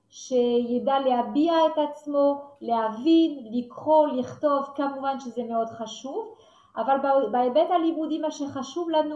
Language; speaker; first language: Hebrew; non-native, fluent; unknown